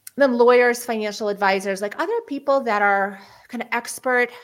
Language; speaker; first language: English; early bilingual, other home language; Ukrainian